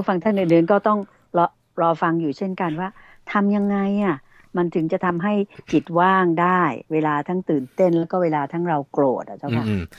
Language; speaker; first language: Thai; native; Thai